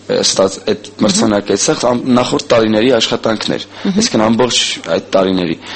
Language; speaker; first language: Armenian; early bilingual, heritage; Armenian